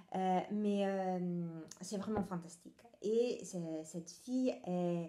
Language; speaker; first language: French; non-native, fluent; Italian